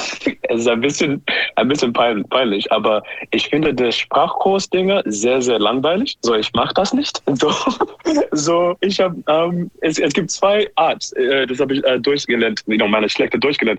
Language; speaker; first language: German; non-native, learner; English